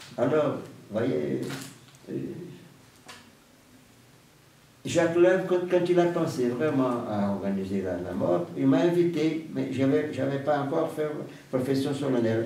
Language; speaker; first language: French; non-native, fluent; Portuguese